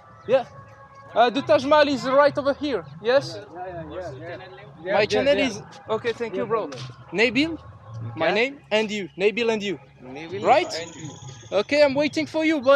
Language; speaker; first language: English; non-native, learner; French